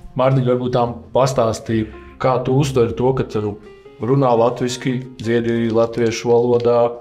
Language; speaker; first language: Latvian; native; Latvian